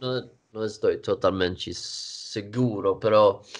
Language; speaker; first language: Italian; non-native, learner; Swedish